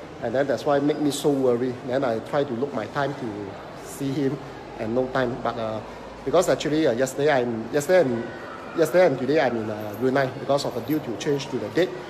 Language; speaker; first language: English; non-native, local second language; Cantonese